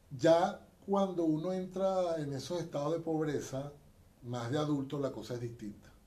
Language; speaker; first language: Spanish; native; Spanish